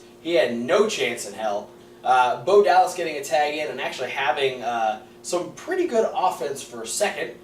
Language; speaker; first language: English; native; English